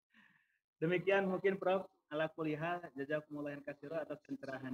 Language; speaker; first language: Indonesian; native; Indonesian